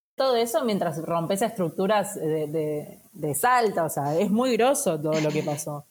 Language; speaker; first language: Spanish; native; Spanish